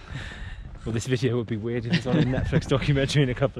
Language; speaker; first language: English; native; English